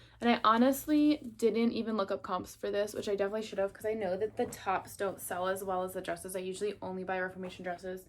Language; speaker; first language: English; native; English